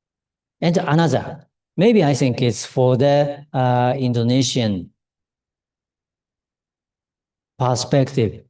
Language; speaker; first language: English; non-native, learner; Japanese